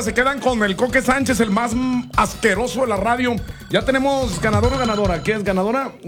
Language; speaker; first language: Spanish; native; Spanish